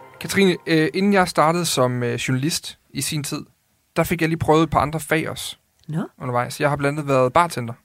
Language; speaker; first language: Danish; native; Danish